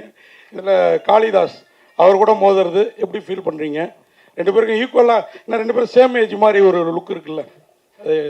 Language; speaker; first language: Tamil; native; Tamil